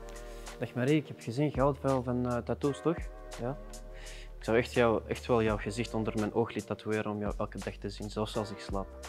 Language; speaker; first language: Dutch; native; Dutch